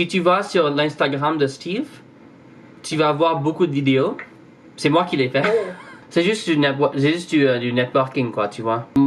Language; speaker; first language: French; non-native, fluent; English